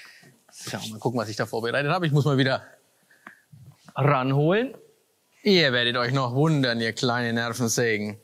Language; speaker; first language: German; native; German